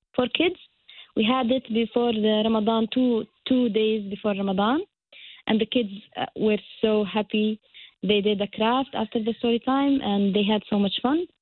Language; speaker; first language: English; non-native, fluent; Arabic